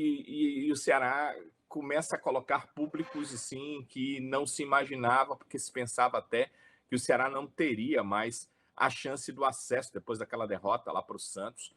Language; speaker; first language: Portuguese; native; Portuguese